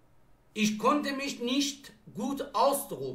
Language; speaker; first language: German; non-native, fluent; Persian